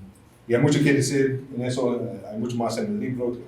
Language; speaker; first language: Spanish; non-native, fluent; English